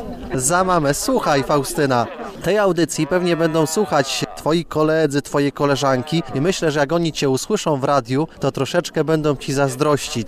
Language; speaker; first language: Polish; native; Polish